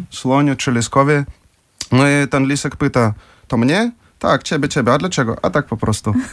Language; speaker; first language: Polish; non-native, fluent; Russian